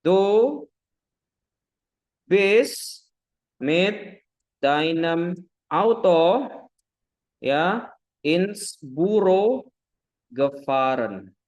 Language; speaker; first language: German; non-native, fluent; Indonesian